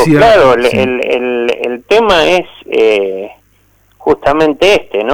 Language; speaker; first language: Spanish; native; Spanish